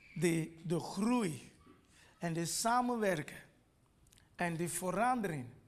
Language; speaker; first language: Dutch; non-native, fluent; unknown